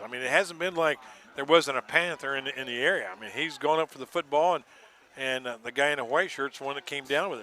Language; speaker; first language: English; native; English